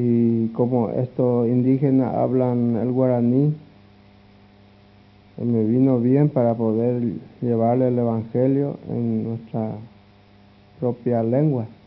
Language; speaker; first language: Spanish; non-native, local second language; Guarani